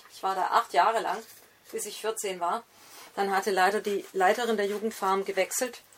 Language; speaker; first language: German; native; German